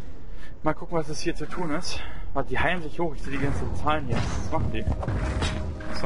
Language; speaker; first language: German; native; German